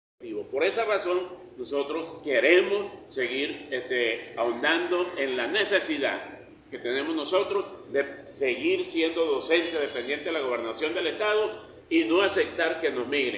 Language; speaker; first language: Spanish; native; Spanish